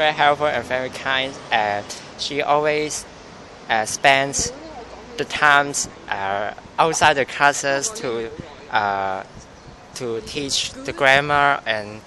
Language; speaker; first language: English; non-native, local second language; Cantonese